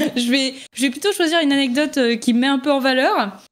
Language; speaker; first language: French; native; French